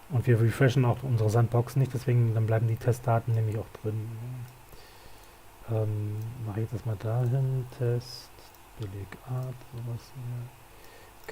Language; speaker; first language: German; native; German